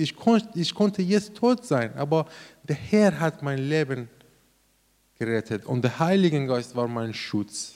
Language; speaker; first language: German; non-native, learner; Persian